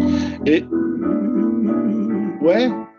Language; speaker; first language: French; native; French